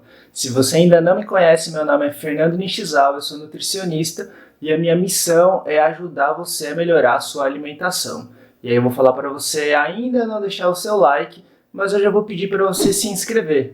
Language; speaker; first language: Portuguese; native; Portuguese